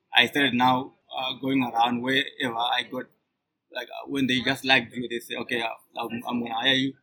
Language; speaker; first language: English; non-native, local second language; Shona